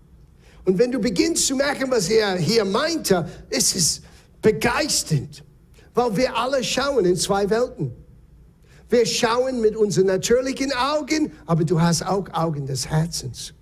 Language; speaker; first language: German; non-native, fluent; English